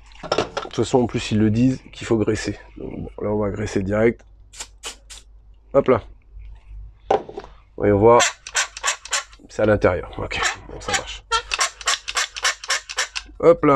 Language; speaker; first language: French; native; French